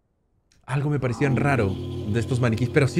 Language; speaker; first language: Spanish; native; Spanish